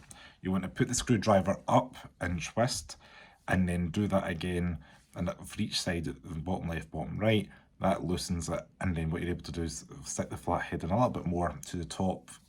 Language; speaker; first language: English; native; English